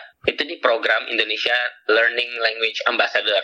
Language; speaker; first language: Indonesian; native; Indonesian